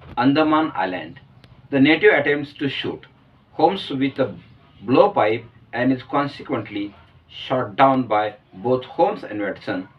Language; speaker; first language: English; non-native, local second language; Marathi